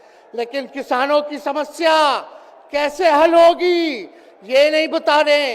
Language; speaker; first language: Hindi; native; Hindi